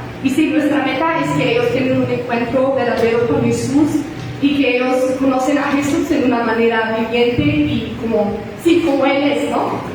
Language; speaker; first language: Spanish; non-native, fluent; German